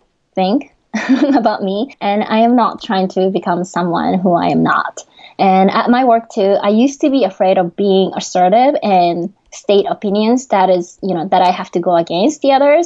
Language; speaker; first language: English; non-native, fluent; Japanese